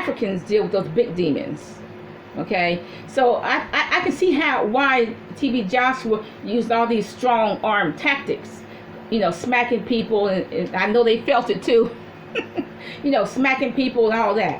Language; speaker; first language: English; native; English